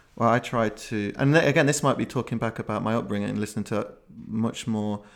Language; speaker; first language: English; native; English